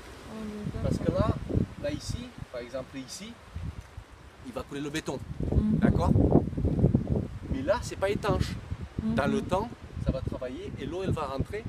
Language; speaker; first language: French; native; French